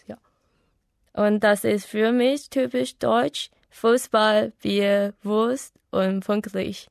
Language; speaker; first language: German; non-native, learner; Chinese